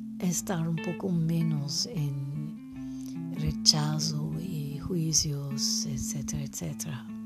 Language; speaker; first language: Spanish; non-native, fluent; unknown